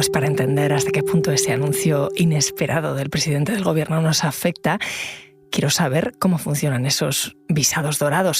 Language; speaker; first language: Spanish; native; Spanish